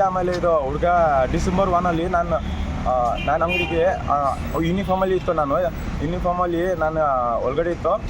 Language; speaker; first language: Kannada; non-native, learner; Nepali